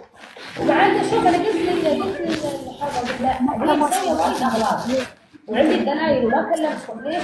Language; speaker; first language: Arabic; non-native, local second language; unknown